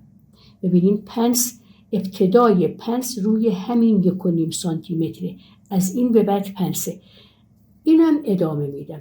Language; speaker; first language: Persian; native; Persian